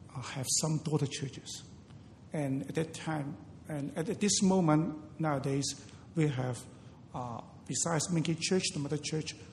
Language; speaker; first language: English; non-native, local second language; Cantonese